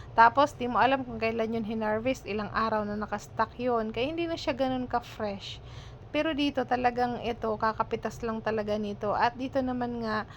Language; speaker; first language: Filipino; non-native, local second language; Bikol